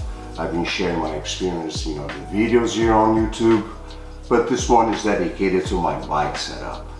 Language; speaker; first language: English; non-native, fluent; Portuguese